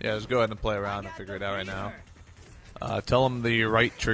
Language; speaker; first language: English; native; English